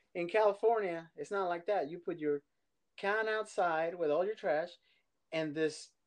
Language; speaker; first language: English; early bilingual, other home language; Spanish